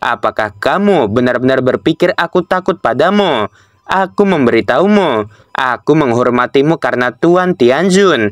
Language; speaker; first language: Indonesian; native; Indonesian